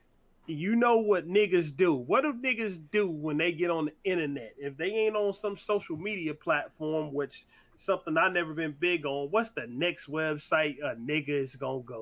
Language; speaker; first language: English; native; English